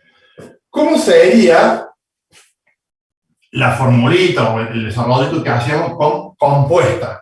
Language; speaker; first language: Spanish; native; Spanish